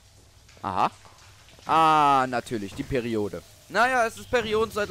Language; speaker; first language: German; native; German